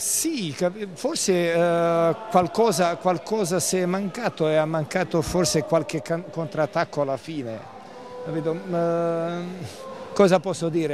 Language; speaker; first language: Italian; non-native, learner; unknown